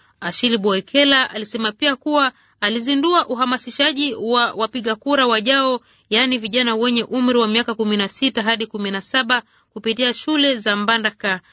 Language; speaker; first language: Swahili; native; Swahili